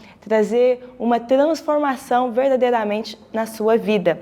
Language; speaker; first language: Portuguese; native; Portuguese